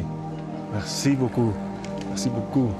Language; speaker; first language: French; non-native, fluent; Dutch